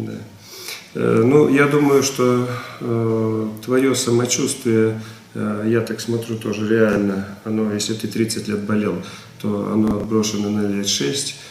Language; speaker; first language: Russian; native; Russian